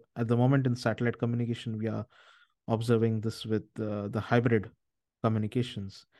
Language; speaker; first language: English; non-native, local second language; Marathi